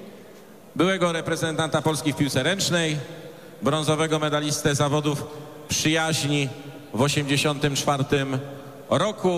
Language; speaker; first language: Polish; native; Polish